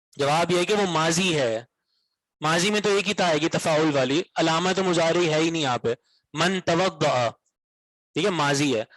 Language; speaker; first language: Urdu; native; Urdu